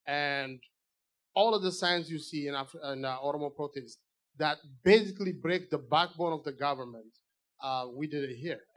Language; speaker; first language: English; non-native, fluent; Amharic